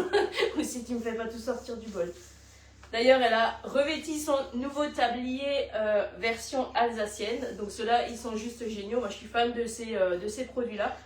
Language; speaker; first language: French; native; French